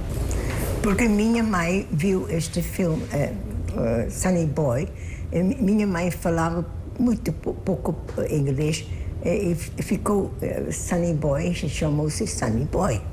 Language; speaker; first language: Portuguese; early bilingual, heritage; Portuguese